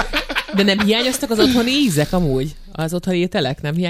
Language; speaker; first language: Hungarian; native; Hungarian